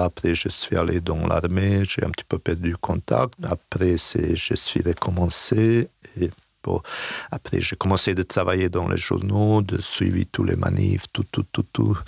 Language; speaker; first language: French; non-native, fluent; Bosnian